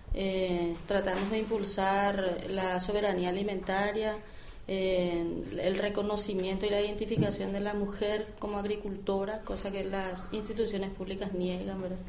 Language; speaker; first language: Spanish; native; Spanish